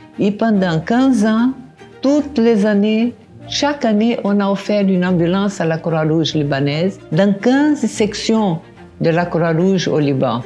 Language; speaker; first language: French; non-native, fluent; Portuguese